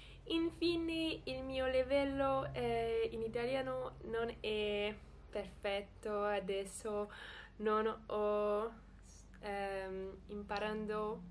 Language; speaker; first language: Italian; non-native, learner; French